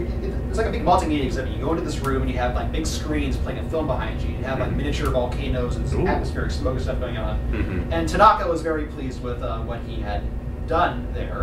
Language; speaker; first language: English; native; English